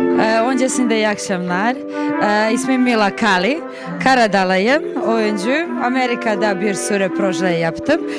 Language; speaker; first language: Turkish; non-native, learner; Serbian